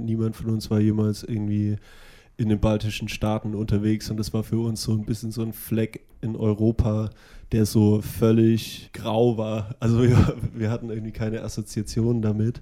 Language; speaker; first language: German; native; German